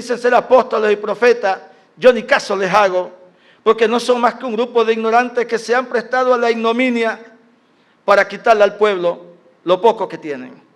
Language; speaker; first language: Spanish; native; Spanish